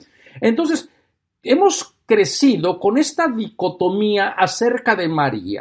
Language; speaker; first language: Spanish; native; Spanish